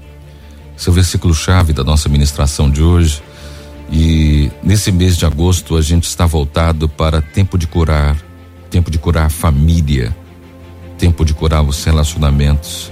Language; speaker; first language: Portuguese; native; Portuguese